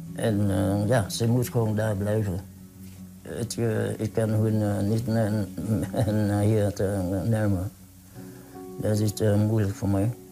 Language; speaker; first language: Dutch; non-native, learner; Vietnamese